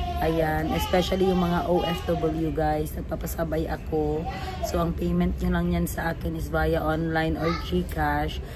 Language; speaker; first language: Filipino; non-native, local second language; Cebuano